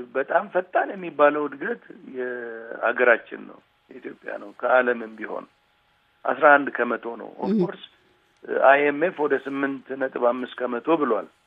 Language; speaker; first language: Amharic; non-native, local second language; Tigrinya